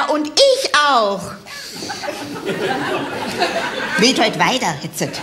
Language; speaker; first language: German; native; German